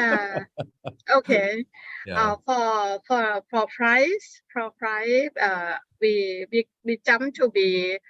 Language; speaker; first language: English; non-native, learner; Thai